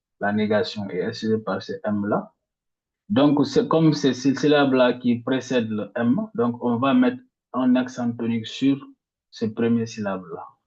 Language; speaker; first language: French; non-native, local second language; Arabic